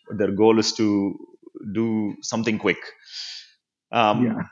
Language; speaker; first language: English; non-native, local second language; Tamil